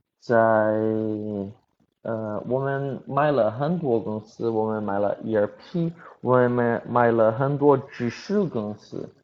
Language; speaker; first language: Chinese; non-native, learner; Portuguese